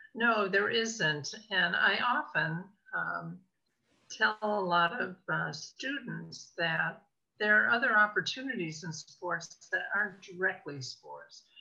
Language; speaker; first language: English; native; English